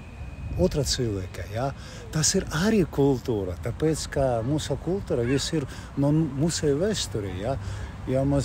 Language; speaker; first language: Latvian; non-native, local second language; Russian